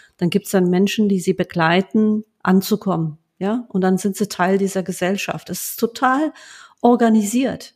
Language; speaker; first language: German; early bilingual, other home language; Turkish